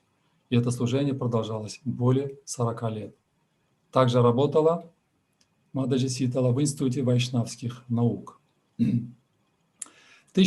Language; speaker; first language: Russian; native; Russian